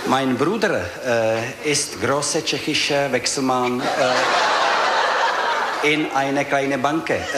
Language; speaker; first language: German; non-native, learner; Czech